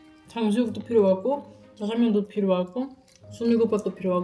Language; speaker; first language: Korean; non-native, fluent; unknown